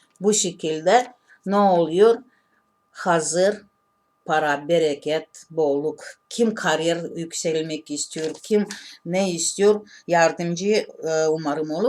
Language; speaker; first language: Turkish; non-native, learner; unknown